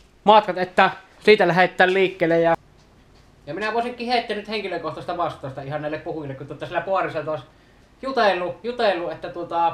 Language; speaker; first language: Finnish; native; Finnish